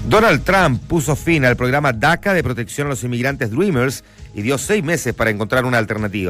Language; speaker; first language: Spanish; native; Spanish